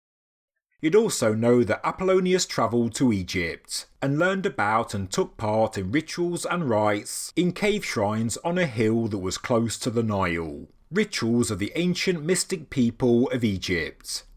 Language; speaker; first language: English; native; English